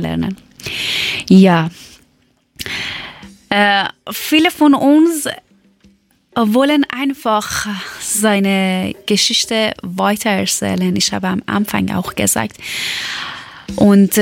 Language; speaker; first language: German; non-native, learner; Persian